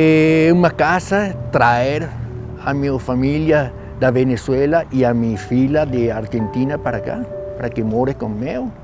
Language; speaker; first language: Portuguese; non-native, learner; Spanish